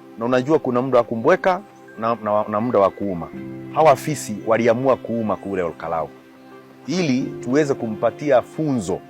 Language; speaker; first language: Swahili; non-native, local second language; Kikuyu